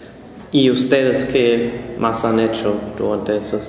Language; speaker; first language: Spanish; non-native, fluent; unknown